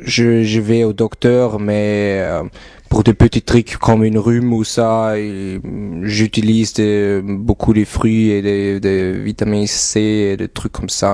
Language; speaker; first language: French; non-native, fluent; German